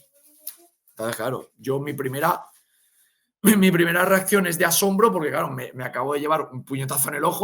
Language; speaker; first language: Spanish; native; Spanish